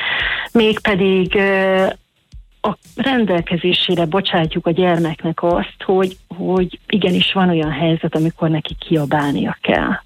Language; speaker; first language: Hungarian; native; Hungarian